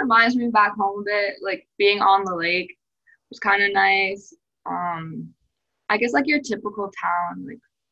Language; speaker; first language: English; native; English